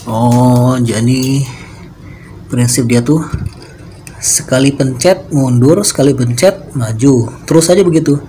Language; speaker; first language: Indonesian; native; Indonesian